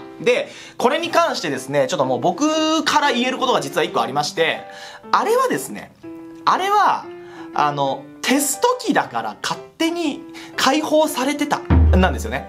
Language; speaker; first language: Japanese; native; Japanese